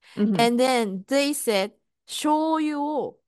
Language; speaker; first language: English; non-native, fluent; Japanese